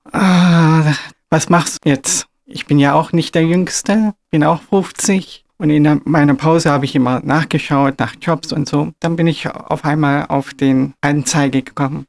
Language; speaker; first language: German; early bilingual, other home language; Turkish